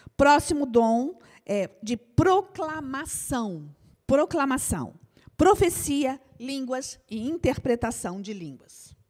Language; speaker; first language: Portuguese; native; Portuguese